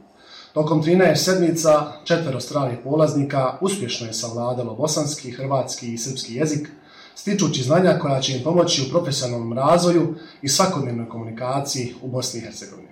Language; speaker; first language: Serbian; native; Serbian